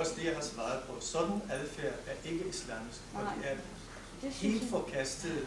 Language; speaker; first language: Danish; non-native, local second language; Arabic